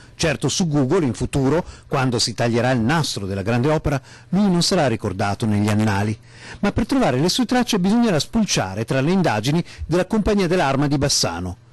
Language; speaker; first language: Italian; native; Italian